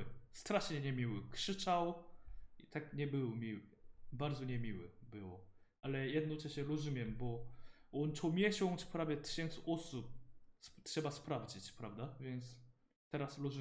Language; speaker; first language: Polish; non-native, learner; Korean